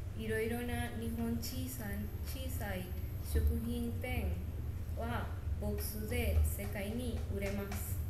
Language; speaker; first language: Japanese; non-native, learner; Spanish